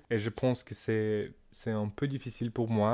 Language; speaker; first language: French; non-native, learner; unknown